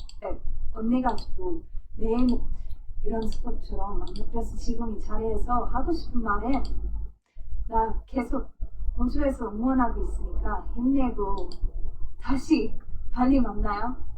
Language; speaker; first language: Korean; non-native, fluent; English